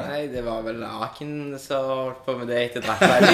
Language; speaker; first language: Norwegian; native; Norwegian